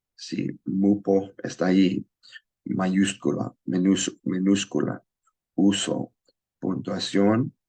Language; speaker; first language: Spanish; non-native, learner; English